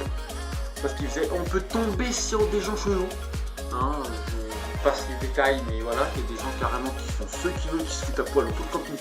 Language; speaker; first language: French; native; French